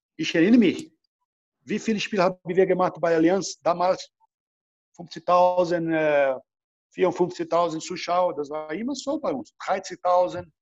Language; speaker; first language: German; non-native, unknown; Portuguese